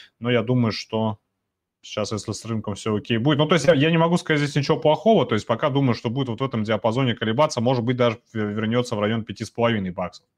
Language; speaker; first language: Russian; native; Russian